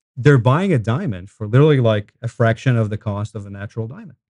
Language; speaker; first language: English; non-native, fluent; Hebrew